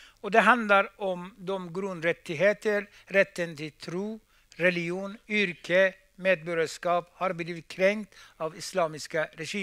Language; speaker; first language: Swedish; non-native, fluent; Persian